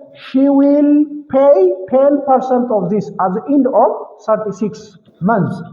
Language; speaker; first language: English; non-native, local second language; Amharic